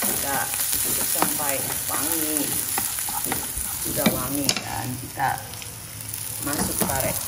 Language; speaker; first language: Indonesian; native; Indonesian